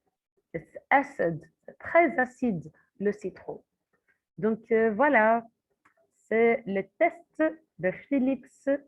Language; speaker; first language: French; non-native, fluent; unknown